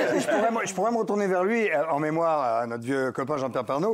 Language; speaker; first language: French; native; French